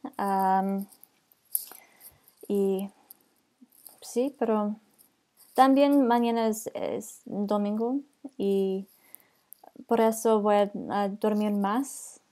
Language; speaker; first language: Spanish; non-native, learner; English